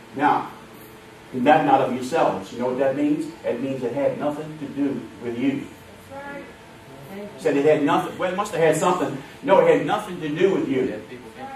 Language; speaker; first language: English; native; English